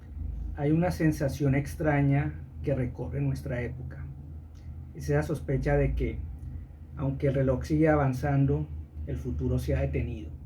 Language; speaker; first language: Spanish; native; Spanish